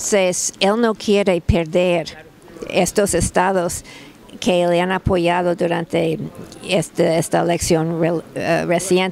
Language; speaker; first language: Spanish; non-native, fluent; English